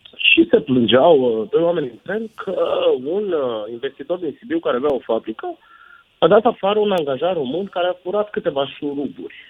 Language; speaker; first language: Romanian; native; Romanian